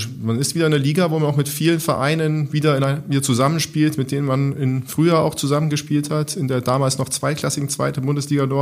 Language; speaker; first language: German; native; German